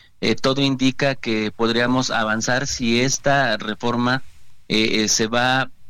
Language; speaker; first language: Spanish; native; Spanish